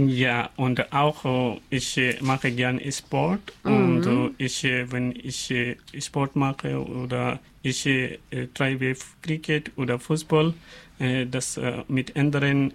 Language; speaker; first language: German; non-native, learner; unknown